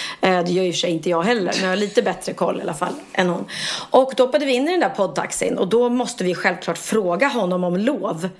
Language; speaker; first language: Swedish; native; Swedish